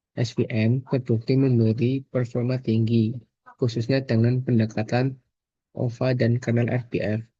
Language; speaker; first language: Indonesian; native; Indonesian